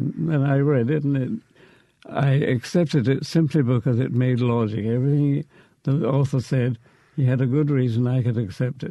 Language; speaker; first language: English; native; English